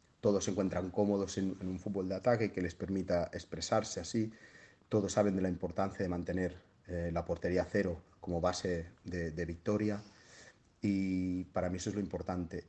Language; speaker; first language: Spanish; non-native, local second language; Catalan